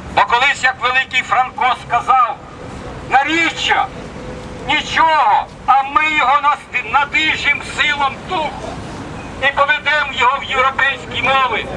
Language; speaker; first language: Ukrainian; native; Ukrainian